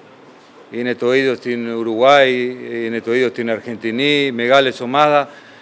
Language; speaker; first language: Greek; non-native, fluent; Spanish